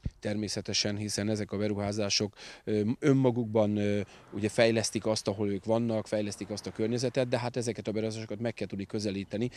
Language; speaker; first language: Hungarian; native; Hungarian